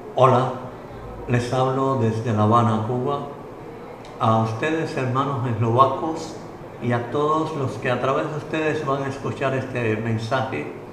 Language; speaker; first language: Spanish; native; Spanish